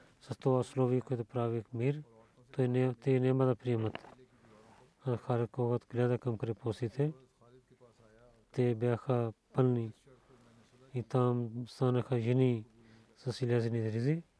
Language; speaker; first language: Bulgarian; non-native, learner; Urdu